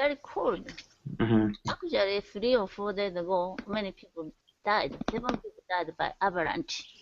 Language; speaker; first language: English; non-native, learner; Japanese